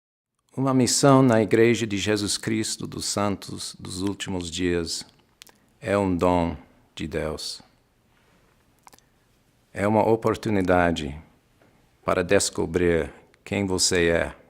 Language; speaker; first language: Portuguese; non-native, fluent; English